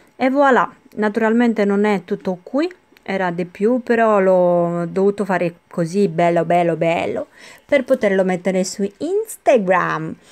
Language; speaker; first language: Italian; non-native, fluent; Romanian